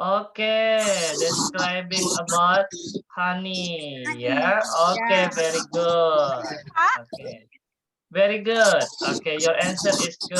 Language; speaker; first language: English; non-native, fluent; Indonesian